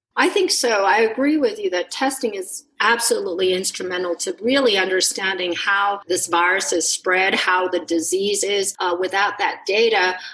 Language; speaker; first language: English; non-native, local second language; Cantonese